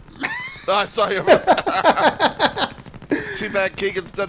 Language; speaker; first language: English; native; English